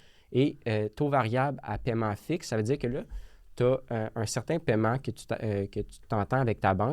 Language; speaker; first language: French; native; French